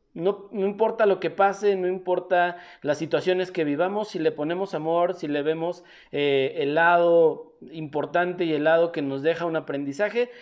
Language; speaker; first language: Spanish; native; Spanish